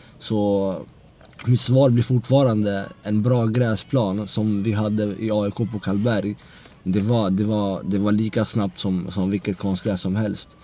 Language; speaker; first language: Swedish; early bilingual, other home language; Central Kurdish